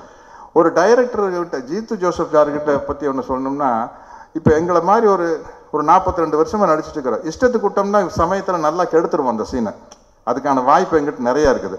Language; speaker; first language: Tamil; native; Tamil